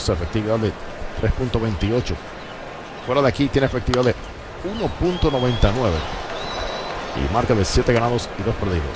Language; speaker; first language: Spanish; native; Spanish